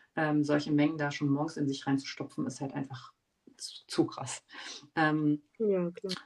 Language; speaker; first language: German; early bilingual, other home language; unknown